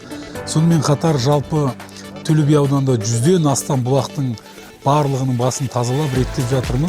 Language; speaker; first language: Kazakh; native; Kazakh